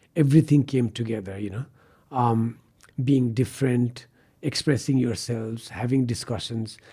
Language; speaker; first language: English; non-native, local second language; Nepali